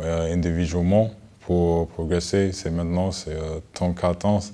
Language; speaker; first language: French; non-native, learner; English